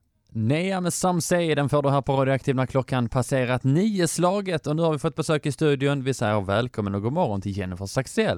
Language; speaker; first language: Swedish; native; Swedish